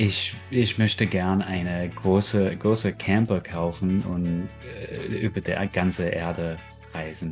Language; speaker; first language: German; non-native, fluent; English